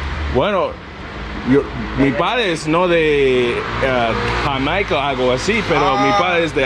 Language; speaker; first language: Spanish; non-native, learner; English